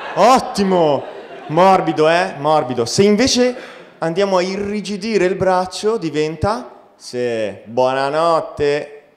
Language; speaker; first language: Italian; native; Italian